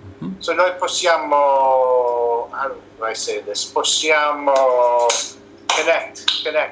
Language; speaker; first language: Italian; non-native, learner; English